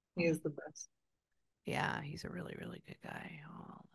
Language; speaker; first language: English; native; English